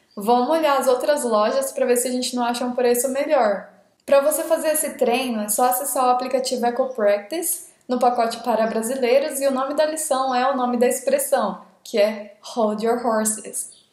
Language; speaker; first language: Portuguese; native; Portuguese